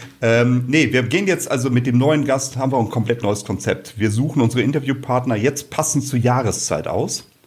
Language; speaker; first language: German; native; German